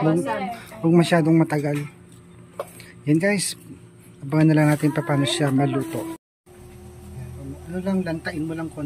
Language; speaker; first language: Filipino; native; Filipino